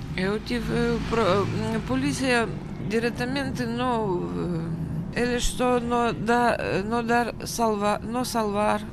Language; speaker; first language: Portuguese; non-native, learner; Russian